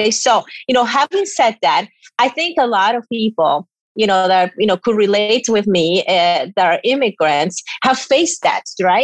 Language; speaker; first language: English; non-native, fluent; Spanish